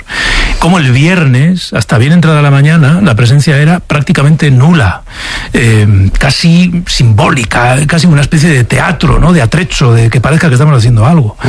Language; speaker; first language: Spanish; native; Spanish